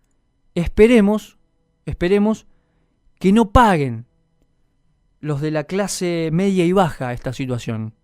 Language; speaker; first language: Spanish; native; Spanish